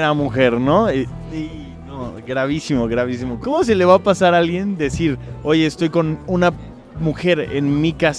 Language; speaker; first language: Spanish; native; Spanish